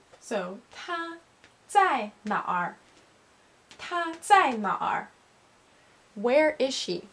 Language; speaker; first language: Chinese; non-native, learner; English